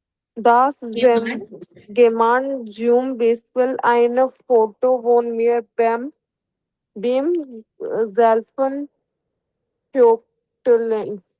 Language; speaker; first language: German; non-native, learner; Hindi